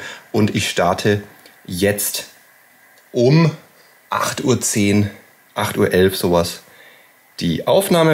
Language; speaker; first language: German; native; German